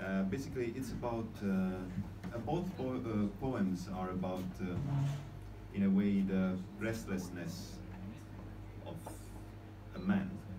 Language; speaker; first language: English; non-native, fluent; Italian